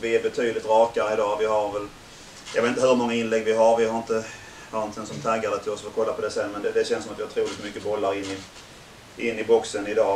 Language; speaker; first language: Swedish; native; Swedish